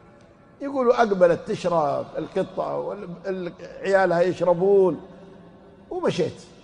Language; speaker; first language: Arabic; native; Arabic